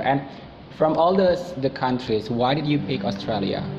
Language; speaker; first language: English; non-native, fluent; Indonesian